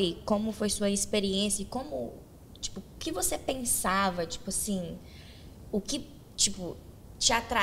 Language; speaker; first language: Portuguese; early bilingual, heritage; Portuguese